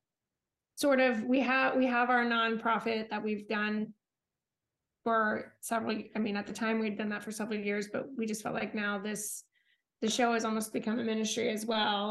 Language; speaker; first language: English; native; English